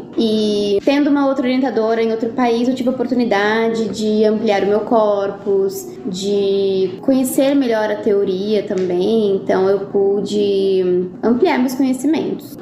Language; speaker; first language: Portuguese; native; Portuguese